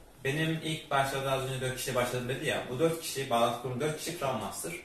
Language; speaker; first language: Turkish; native; Turkish